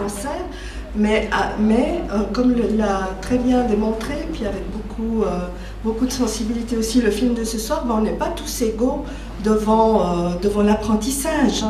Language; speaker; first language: French; native; French